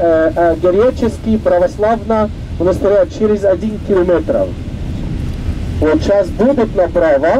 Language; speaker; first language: Russian; non-native, learner; Arabic